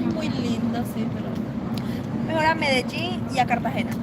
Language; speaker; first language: Spanish; native; Spanish